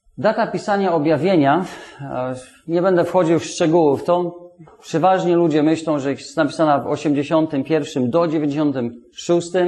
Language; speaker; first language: Polish; non-native, fluent; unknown